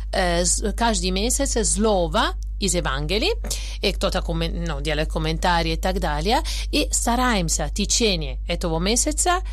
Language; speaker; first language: Russian; non-native, fluent; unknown